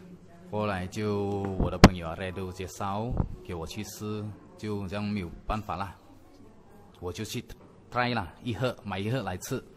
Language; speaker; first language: Chinese; early bilingual, heritage; Chinese